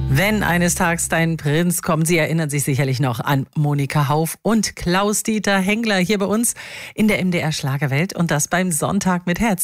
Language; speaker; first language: German; native; German